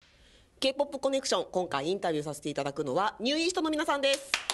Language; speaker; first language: Japanese; native; Japanese